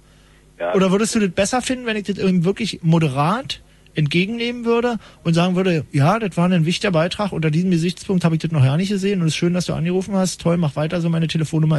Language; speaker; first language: German; native; German